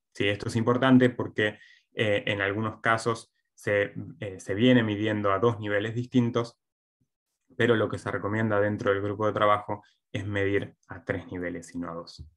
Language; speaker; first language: Spanish; native; Spanish